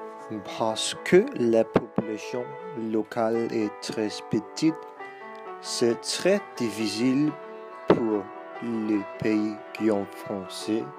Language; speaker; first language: French; non-native, learner; Danish